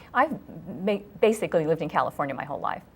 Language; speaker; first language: English; native; English